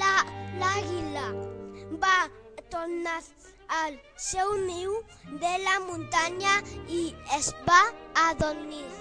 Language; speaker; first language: Catalan; non-native, learner; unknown